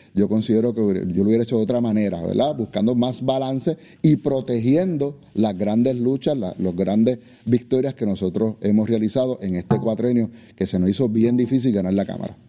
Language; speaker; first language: Spanish; native; Spanish